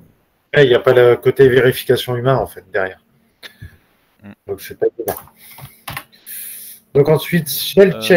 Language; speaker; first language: French; native; French